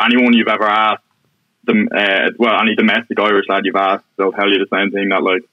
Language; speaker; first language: English; native; English